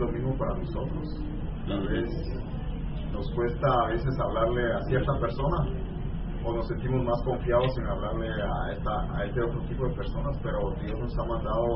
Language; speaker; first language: Spanish; native; Spanish